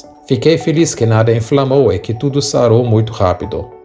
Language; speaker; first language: Portuguese; native; Portuguese